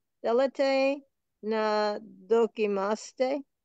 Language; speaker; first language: Greek; non-native, learner; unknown